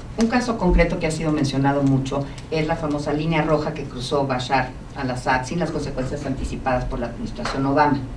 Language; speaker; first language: Spanish; native; Spanish